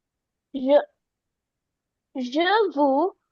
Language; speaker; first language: French; non-native, learner; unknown